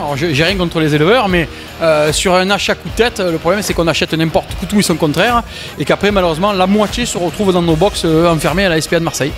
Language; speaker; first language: French; native; French